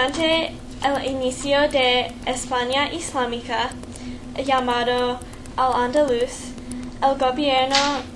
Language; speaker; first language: Spanish; non-native, learner; English